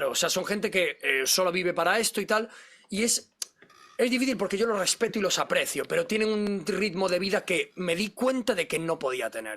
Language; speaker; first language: Spanish; native; Spanish